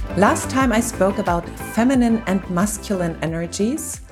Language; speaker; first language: English; non-native, fluent; German